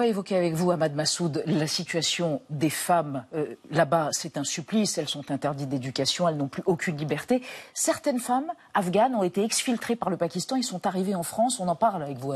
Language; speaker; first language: French; native; French